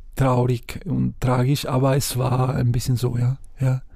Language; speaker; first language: German; non-native, fluent; Spanish